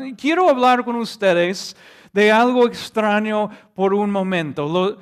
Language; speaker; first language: Spanish; non-native, fluent; English